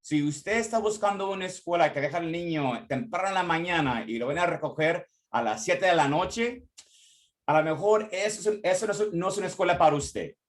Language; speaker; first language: Spanish; early bilingual, heritage; Spanish